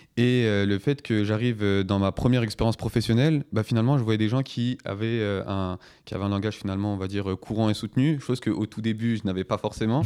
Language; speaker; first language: French; early bilingual, other home language; Turkish